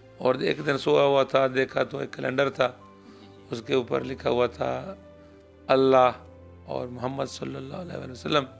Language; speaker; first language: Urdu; non-native, local second language; Saraiki